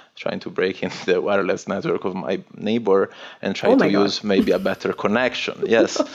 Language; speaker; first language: English; non-native, fluent; Italian